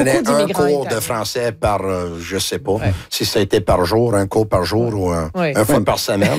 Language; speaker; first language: French; non-native, local second language; Italian